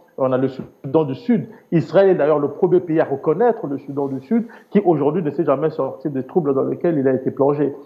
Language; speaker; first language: French; native; French